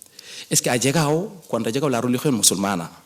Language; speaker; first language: Spanish; non-native, fluent; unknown